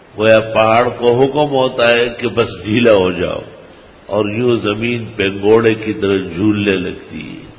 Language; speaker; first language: Urdu; native; Urdu